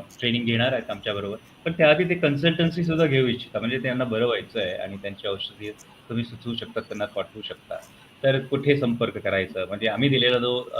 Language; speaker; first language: Marathi; non-native, local second language; Punjabi